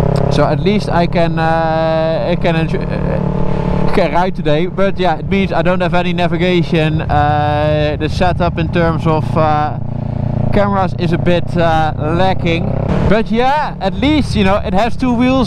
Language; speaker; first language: English; non-native, fluent; Dutch